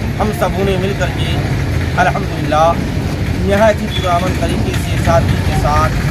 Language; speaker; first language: Urdu; native; Urdu